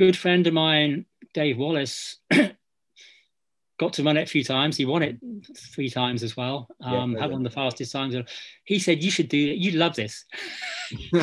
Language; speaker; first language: English; native; English